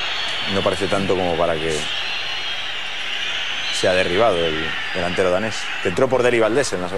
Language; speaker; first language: Spanish; native; Spanish